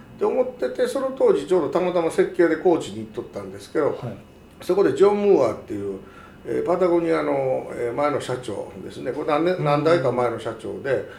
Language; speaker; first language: Japanese; native; Japanese